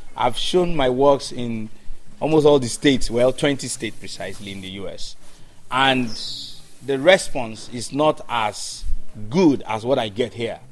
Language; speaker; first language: English; non-native, local second language; Yoruba